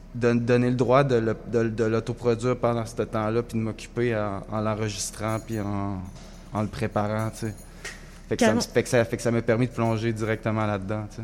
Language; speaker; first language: French; native; French